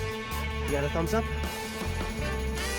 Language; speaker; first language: English; native; English